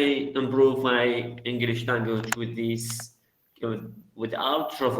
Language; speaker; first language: English; non-native, learner; Arabic